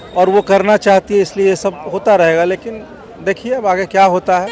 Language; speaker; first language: Hindi; native; Hindi